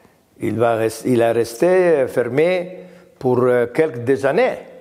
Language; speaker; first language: French; non-native, learner; Greek